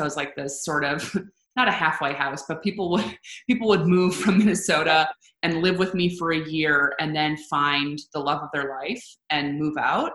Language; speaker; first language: English; native; English